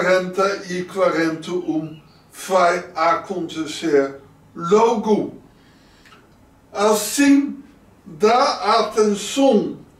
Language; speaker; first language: Portuguese; non-native, learner; Dutch